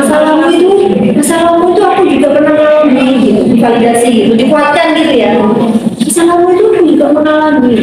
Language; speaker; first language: Indonesian; native; Indonesian